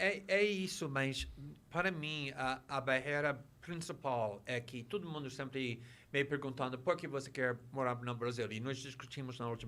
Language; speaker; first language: Portuguese; non-native, fluent; English